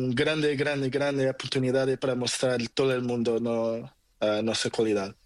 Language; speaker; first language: Spanish; non-native, learner; Portuguese